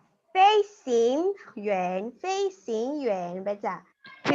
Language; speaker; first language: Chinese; non-native, fluent; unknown